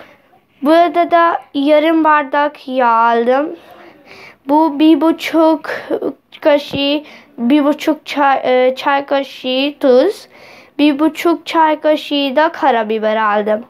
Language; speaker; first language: Turkish; non-native, learner; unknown